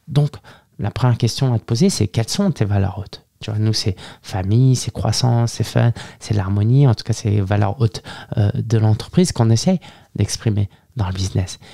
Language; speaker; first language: French; early bilingual, other home language; Chinese